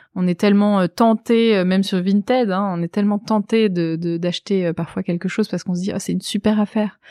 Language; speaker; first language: French; native; French